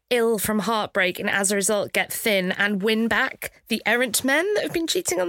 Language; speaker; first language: English; native; English